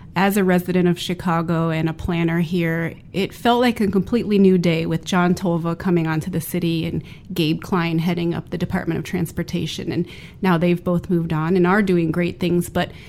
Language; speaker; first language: English; native; English